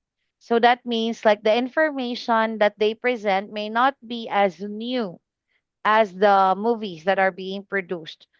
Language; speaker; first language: English; non-native, fluent; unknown